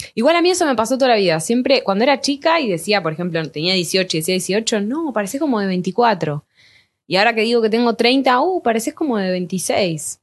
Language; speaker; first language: Spanish; native; Spanish